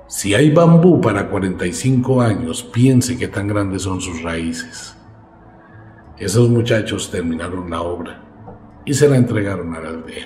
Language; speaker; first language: Spanish; native; Spanish